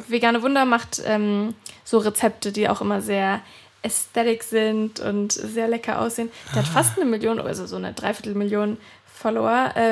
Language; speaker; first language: German; early bilingual, other home language; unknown